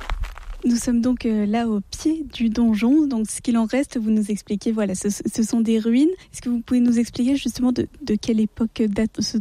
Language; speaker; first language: French; native; French